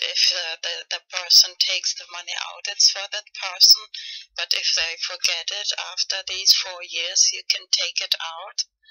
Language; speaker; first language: English; non-native, fluent; German